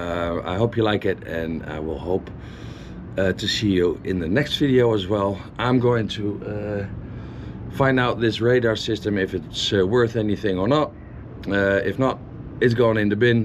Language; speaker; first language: English; non-native, fluent; Dutch